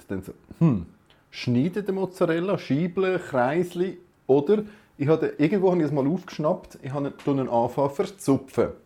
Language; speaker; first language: German; native; German